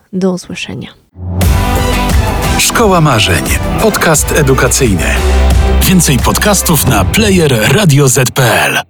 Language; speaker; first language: Polish; native; Polish